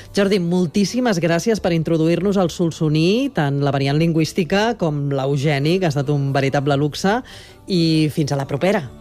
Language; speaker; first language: Catalan; native; Catalan